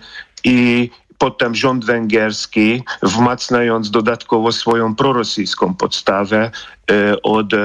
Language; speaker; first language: Polish; non-native, fluent; Hungarian